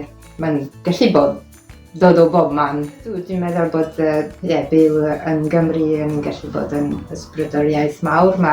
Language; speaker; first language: Welsh; non-native, fluent; French